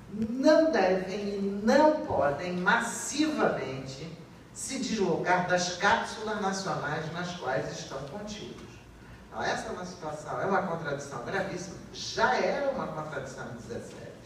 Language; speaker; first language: Portuguese; native; Portuguese